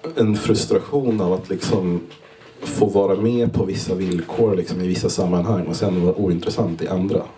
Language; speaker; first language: Swedish; native; Swedish